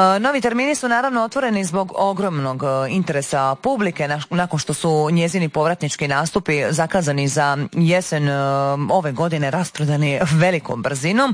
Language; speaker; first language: Serbian; native; Serbian